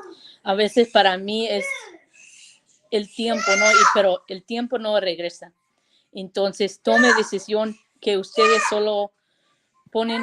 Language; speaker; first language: Spanish; early bilingual, heritage; Spanish